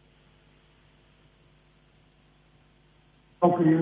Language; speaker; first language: Greek; non-native, fluent; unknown